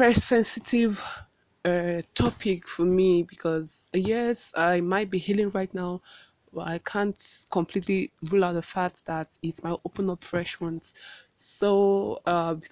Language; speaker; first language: English; non-native, local second language; Igbo